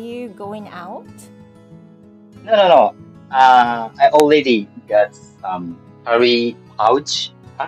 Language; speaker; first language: English; non-native, learner; Japanese